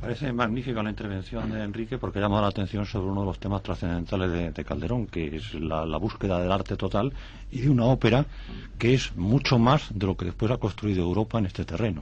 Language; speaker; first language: Spanish; native; Spanish